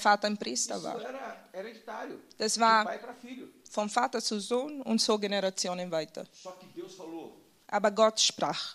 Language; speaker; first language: German; non-native, fluent; Portuguese